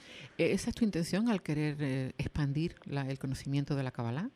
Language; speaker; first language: Spanish; native; Spanish